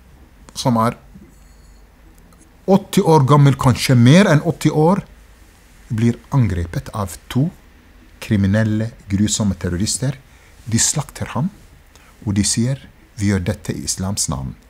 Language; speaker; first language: Norwegian; non-native, fluent; Arabic